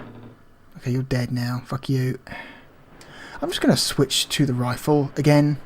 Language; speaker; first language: English; native; English